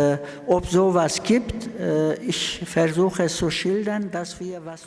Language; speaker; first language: German; non-native, fluent; Turkish